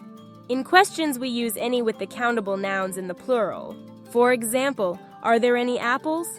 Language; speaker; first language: English; non-native, fluent; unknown